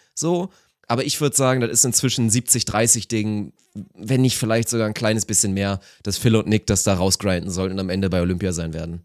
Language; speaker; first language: German; native; German